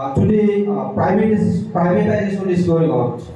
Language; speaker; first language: English; non-native, local second language; Assamese